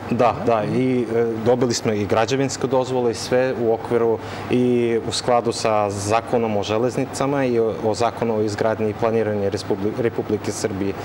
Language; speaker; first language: Serbian; non-native, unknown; Russian